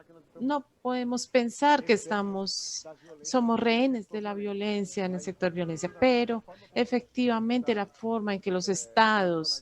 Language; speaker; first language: Spanish; non-native, fluent; Portuguese